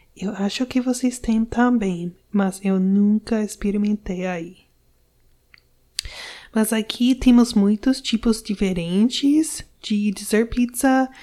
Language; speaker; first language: Portuguese; non-native, learner; English